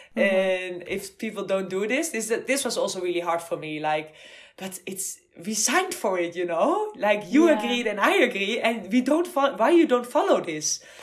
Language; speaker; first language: English; non-native, fluent; Dutch